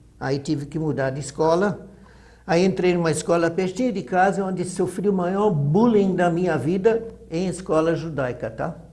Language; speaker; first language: Portuguese; early bilingual, other home language; German